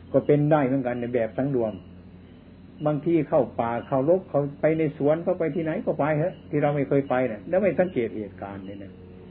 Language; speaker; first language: Thai; non-native, local second language; Lao